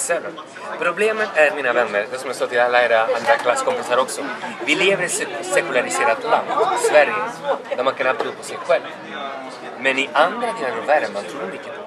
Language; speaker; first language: Swedish; non-native, fluent; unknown